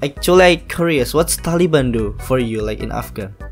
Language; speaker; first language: English; non-native, learner; Indonesian